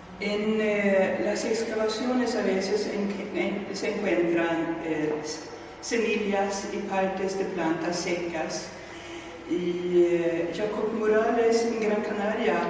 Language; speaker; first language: Spanish; non-native, fluent; Swedish